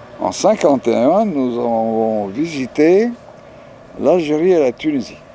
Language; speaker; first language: French; non-native, fluent; Bulgarian